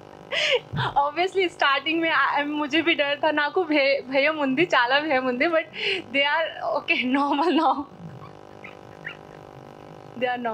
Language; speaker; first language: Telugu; non-native, learner; Hindi